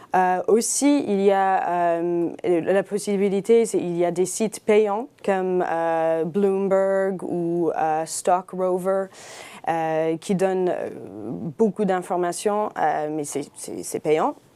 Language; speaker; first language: French; non-native, fluent; English